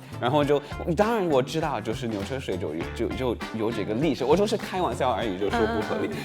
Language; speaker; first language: Chinese; non-native, fluent; English